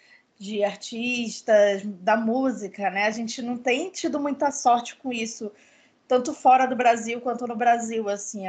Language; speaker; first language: Portuguese; native; Portuguese